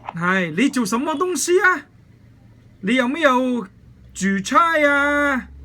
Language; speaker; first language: Chinese; non-native, local second language; Cantonese